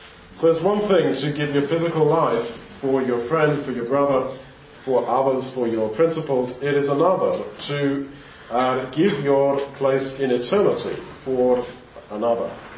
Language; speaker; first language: English; native; English